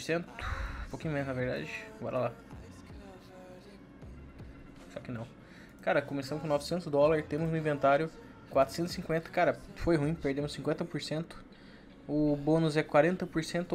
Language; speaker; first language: Portuguese; native; Portuguese